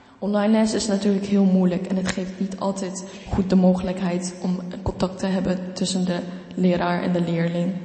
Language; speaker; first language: Dutch; non-native, fluent; Ukrainian